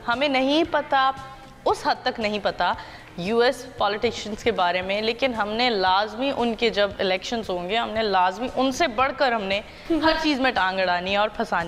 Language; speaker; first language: Hindi; native; Hindi